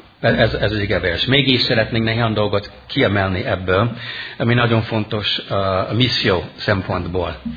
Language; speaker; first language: Hungarian; non-native, fluent; English